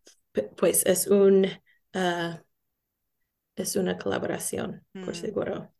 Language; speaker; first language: Spanish; non-native, learner; English